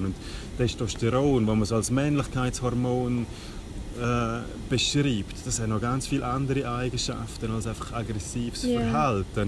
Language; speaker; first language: German; native; German